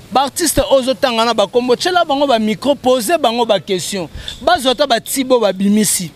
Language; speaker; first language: Lingala; native; Lingala